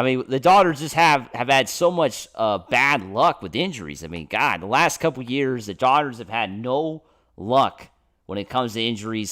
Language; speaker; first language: English; native; English